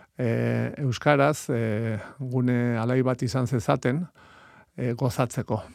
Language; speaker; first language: Basque; native; Basque